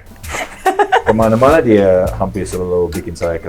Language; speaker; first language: Indonesian; non-native, learner; English